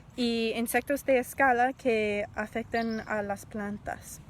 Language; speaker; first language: Spanish; non-native, learner; English